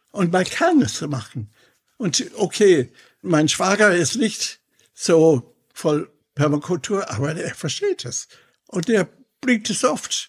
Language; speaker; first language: German; non-native, fluent; English